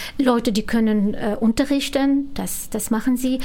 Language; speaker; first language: German; non-native, fluent; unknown